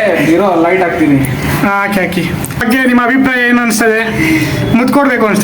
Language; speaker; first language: Kannada; native; Kannada